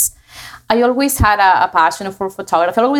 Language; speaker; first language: English; non-native, fluent; Spanish